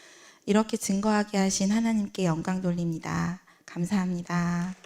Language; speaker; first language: Korean; native; Korean